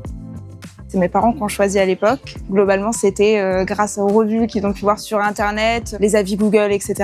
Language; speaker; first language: French; native; French